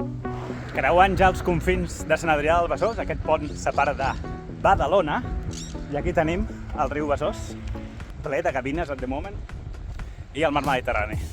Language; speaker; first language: Catalan; native; Catalan